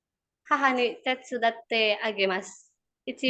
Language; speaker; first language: Japanese; non-native, learner; Indonesian